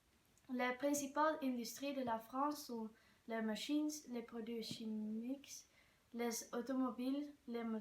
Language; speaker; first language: French; non-native, learner; Dutch